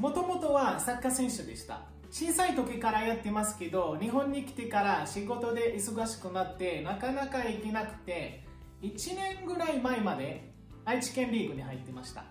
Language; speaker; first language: Japanese; non-native, fluent; Arabic